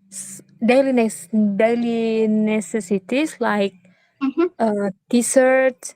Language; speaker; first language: English; non-native, learner; Indonesian